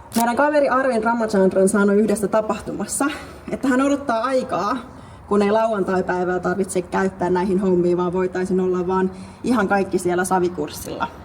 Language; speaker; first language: Finnish; early bilingual, other home language; Vietnamese